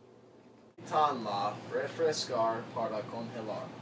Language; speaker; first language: Spanish; non-native, learner; English